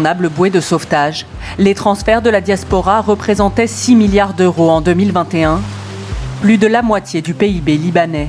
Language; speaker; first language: French; native; French